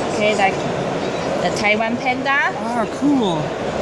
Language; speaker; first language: English; non-native, learner; Chinese